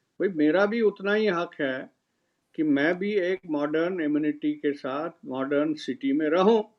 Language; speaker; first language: Urdu; non-native, local second language; Kashmiri